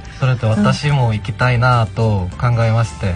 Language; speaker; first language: Japanese; non-native, learner; Korean